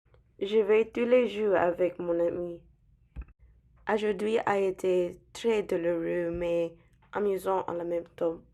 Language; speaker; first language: French; non-native, learner; English